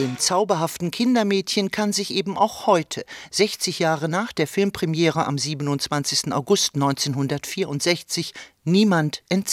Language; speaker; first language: German; native; German